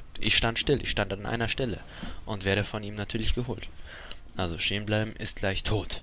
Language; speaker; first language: German; native; German